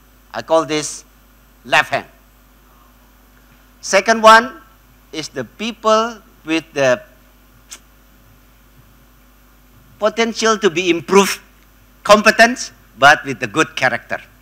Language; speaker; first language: English; non-native, fluent; Indonesian